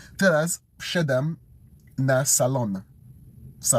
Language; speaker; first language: Polish; non-native, learner; English